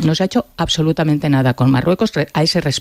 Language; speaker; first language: Spanish; native; Spanish